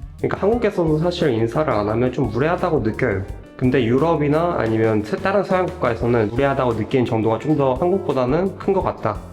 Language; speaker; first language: Korean; native; Korean